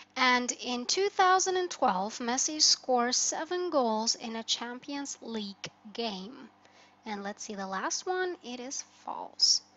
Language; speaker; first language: English; non-native, fluent; Albanian